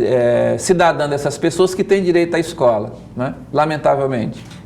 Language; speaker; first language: Portuguese; native; Portuguese